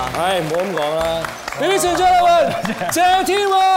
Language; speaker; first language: Cantonese; native; Cantonese